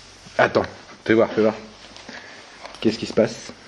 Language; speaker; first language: French; native; French